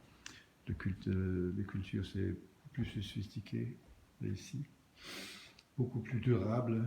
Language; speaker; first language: French; non-native, learner; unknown